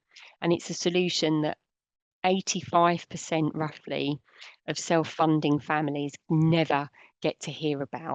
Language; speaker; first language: English; native; English